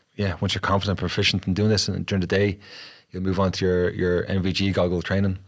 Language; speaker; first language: English; native; English